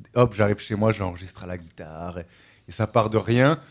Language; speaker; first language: French; native; French